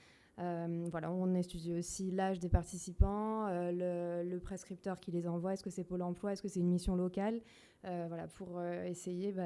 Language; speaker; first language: French; native; French